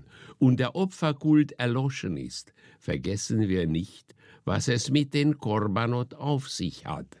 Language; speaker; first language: German; native; German